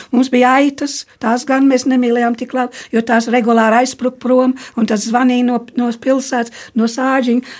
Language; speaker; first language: Latvian; early bilingual, heritage; Latvian